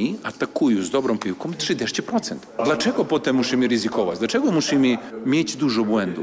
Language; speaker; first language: Polish; non-native, fluent; Serbian